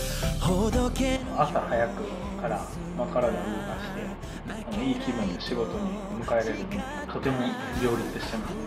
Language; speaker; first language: Japanese; native; Japanese